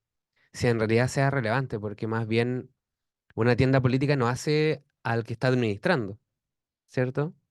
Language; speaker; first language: Spanish; native; Spanish